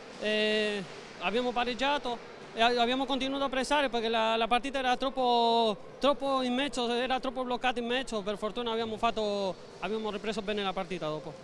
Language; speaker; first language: Italian; non-native, learner; Spanish